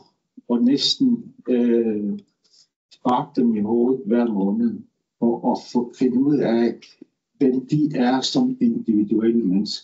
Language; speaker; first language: Danish; non-native, local second language; Kalaallisut